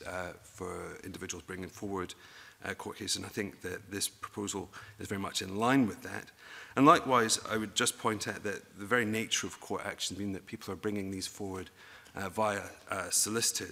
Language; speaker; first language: English; native; English